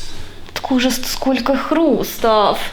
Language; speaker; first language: Russian; native; Russian